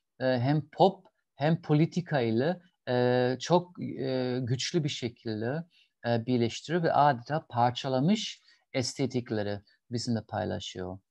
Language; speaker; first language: Turkish; non-native, fluent; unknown